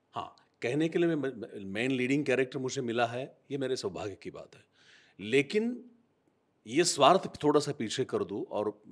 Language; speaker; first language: Hindi; non-native, local second language; Marathi